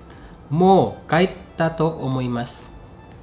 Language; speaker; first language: Japanese; non-native, fluent; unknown